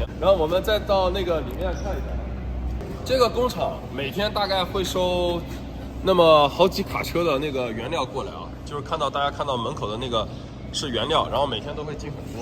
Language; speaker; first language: Chinese; native; Chinese